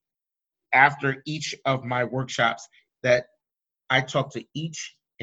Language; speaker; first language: English; native; English